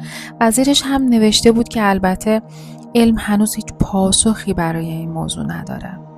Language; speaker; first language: Persian; native; Persian